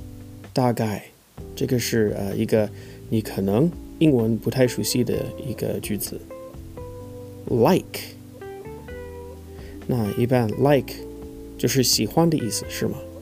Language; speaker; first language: Chinese; non-native, fluent; English